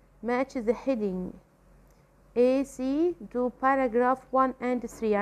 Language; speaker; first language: English; non-native, fluent; Arabic